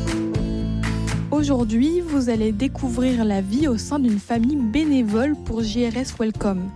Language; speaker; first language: French; native; French